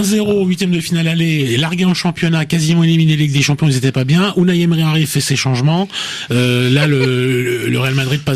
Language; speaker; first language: French; native; French